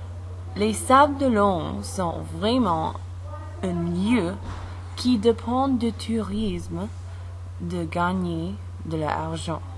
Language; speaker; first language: French; non-native, learner; English